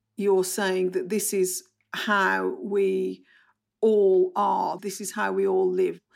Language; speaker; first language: English; native; English